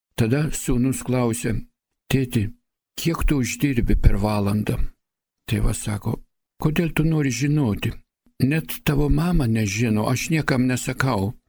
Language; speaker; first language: Lithuanian; early bilingual, heritage; Lithuanian